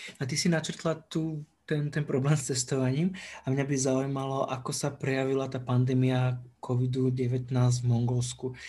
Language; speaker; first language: Slovak; native; Slovak